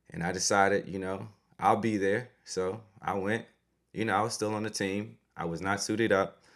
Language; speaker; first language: English; native; English